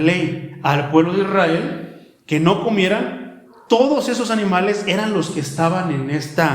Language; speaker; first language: Spanish; native; Spanish